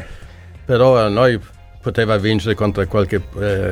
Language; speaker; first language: Italian; non-native, learner; Swedish